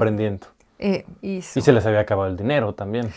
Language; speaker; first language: Spanish; native; Spanish